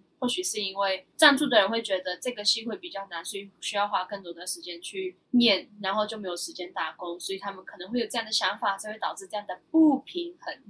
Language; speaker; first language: Chinese; early bilingual, heritage; Chinese